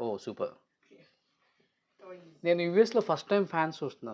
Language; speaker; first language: Telugu; native; Telugu